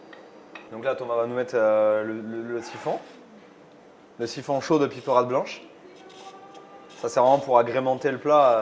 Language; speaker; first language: French; native; French